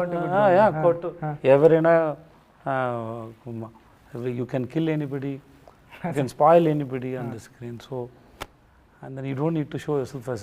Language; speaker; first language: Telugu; non-native, learner; Tamil